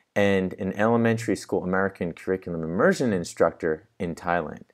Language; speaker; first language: English; native; English